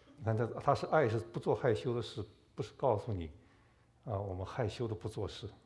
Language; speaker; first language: Chinese; native; Chinese